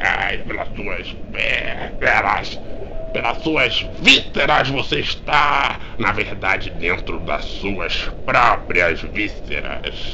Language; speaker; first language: Portuguese; native; Portuguese